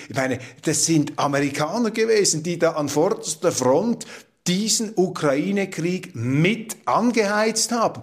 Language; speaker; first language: German; native; German